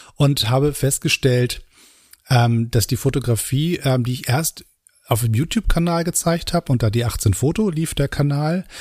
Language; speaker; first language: German; native; German